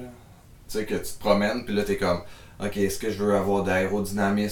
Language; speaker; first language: French; native; French